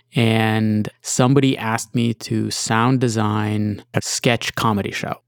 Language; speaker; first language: English; early bilingual, other home language; Russian